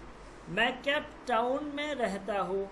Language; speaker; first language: Hindi; non-native, fluent; Bangla